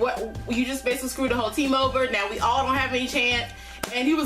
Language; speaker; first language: English; native; English